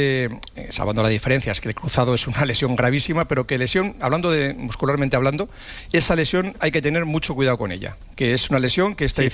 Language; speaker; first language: Spanish; native; Spanish